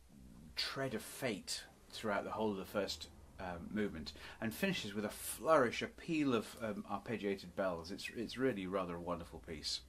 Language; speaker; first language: English; native; English